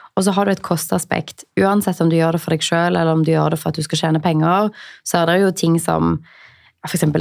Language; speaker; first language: Norwegian; native; Norwegian